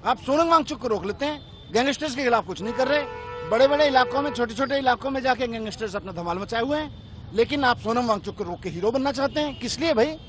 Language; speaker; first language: Hindi; native; Hindi